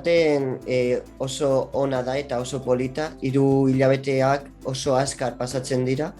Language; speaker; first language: Basque; non-native, local second language; Spanish